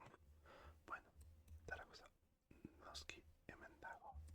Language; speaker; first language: Basque; non-native, learner; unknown